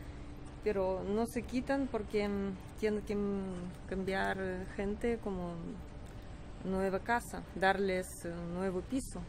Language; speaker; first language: Spanish; non-native, learner; Russian